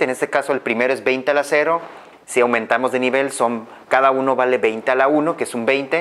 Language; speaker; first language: Spanish; native; Spanish